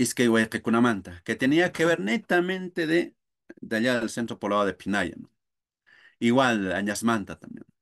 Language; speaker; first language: Spanish; non-native, local second language; Quechua